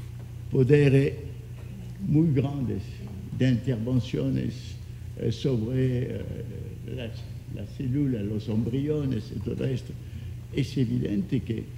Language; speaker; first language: Spanish; non-native, fluent; French